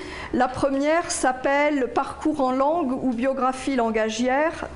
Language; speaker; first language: French; native; French